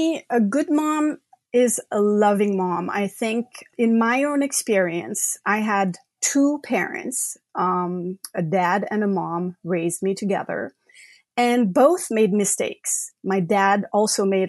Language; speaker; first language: English; non-native, fluent; French